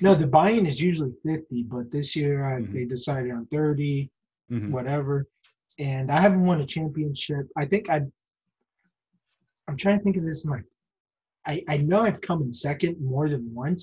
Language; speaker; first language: English; native; English